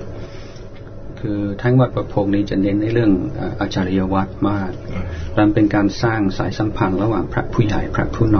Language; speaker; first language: Thai; non-native, fluent; English